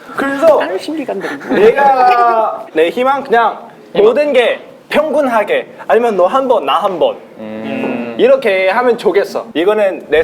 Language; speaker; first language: Korean; non-native, local second language; Chinese